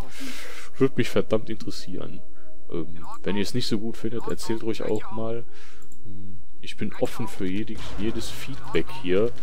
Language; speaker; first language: German; native; German